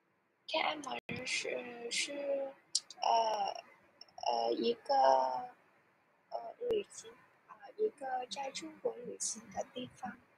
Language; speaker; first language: Chinese; non-native, learner; Vietnamese